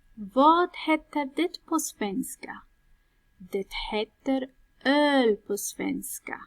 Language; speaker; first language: Swedish; non-native, fluent; Pashto